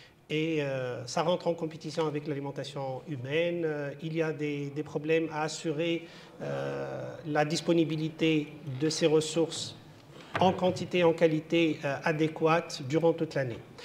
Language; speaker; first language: French; non-native, local second language; Arabic